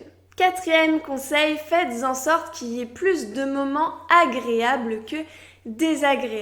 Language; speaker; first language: French; native; French